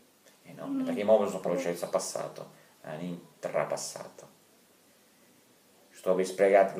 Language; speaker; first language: Italian; non-native, fluent; Russian